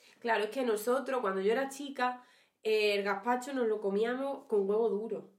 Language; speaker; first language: Spanish; native; Spanish